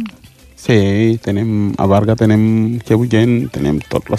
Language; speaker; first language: Catalan; non-native, learner; Mandingo